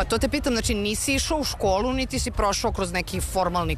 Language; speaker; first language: Serbian; native; Serbian